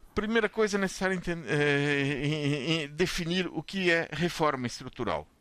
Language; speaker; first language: Portuguese; native; Portuguese